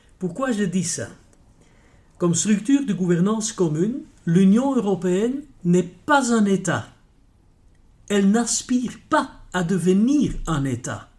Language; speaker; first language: French; non-native, local second language; Dutch